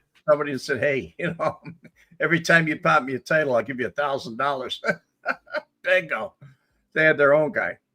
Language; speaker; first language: English; native; English